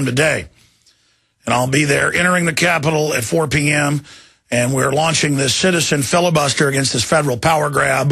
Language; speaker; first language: English; native; English